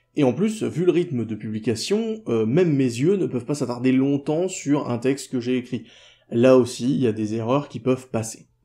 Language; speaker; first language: French; native; French